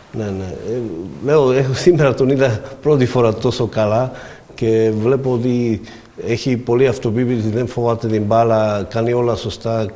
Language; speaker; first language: Greek; non-native, fluent; Slovak